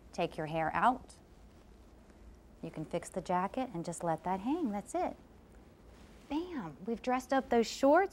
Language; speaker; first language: English; native; English